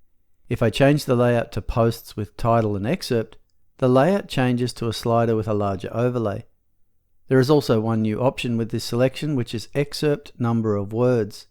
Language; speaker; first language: English; native; English